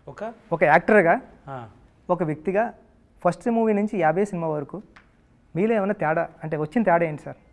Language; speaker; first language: Telugu; native; Telugu